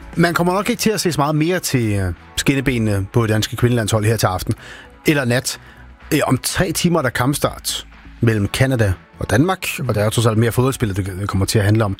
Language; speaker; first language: Danish; native; Danish